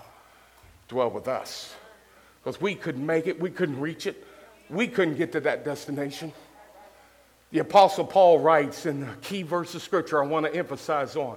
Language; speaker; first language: English; native; English